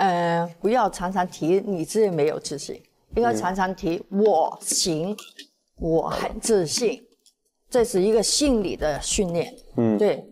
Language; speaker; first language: Chinese; non-native, local second language; Cantonese